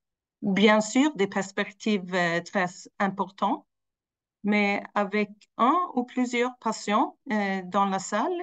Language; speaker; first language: French; non-native, fluent; Swedish